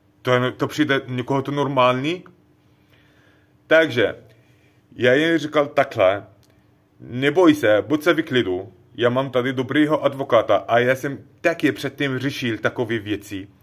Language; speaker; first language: Czech; non-native, learner; Arabic